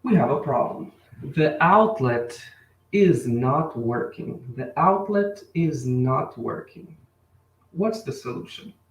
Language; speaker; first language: English; non-native, fluent; Portuguese